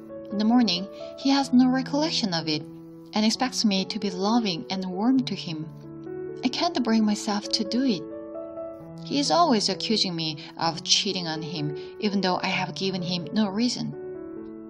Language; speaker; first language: English; non-native, fluent; Korean